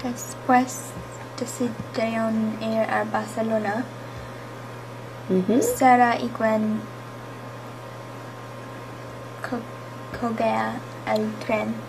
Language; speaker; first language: Spanish; non-native, learner; English